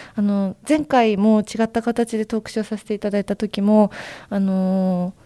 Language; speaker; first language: Japanese; native; Japanese